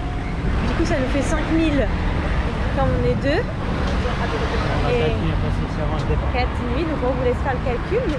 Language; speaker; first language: French; native; French